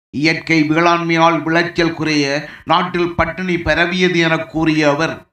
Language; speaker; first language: Tamil; native; Tamil